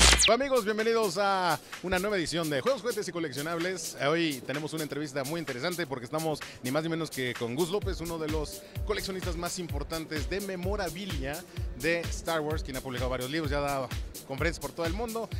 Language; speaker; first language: Spanish; native; Spanish